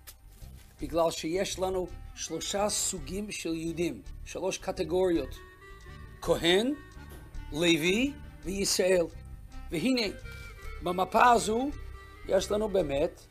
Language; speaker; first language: Hebrew; non-native, fluent; Russian